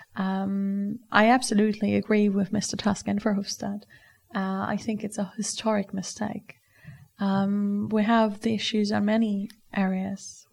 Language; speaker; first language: English; non-native, fluent; German